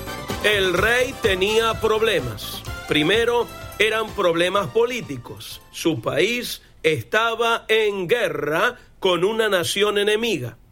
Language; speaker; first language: Spanish; native; Spanish